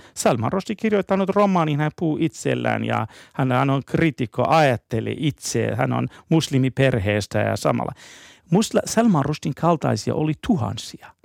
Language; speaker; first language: Finnish; non-native, fluent; Persian